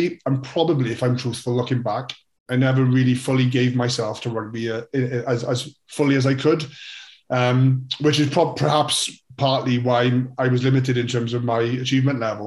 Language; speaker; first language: English; native; English